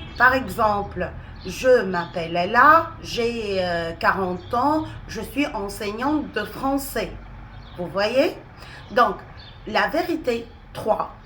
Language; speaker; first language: French; non-native, local second language; Arabic